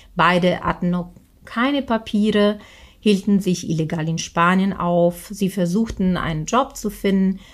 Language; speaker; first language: German; non-native, fluent; Italian